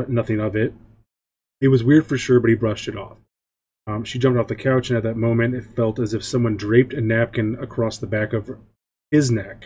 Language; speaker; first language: English; native; English